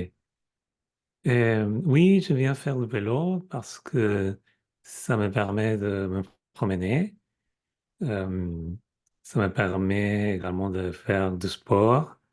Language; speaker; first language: French; non-native, fluent; Spanish